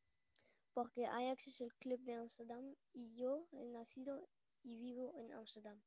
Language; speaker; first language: Spanish; early bilingual, heritage; Spanish